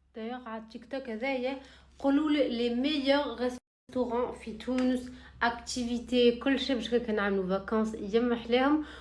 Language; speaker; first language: Arabic; early bilingual, other home language; French